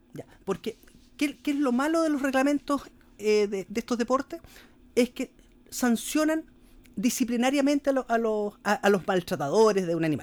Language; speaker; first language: Spanish; native; Spanish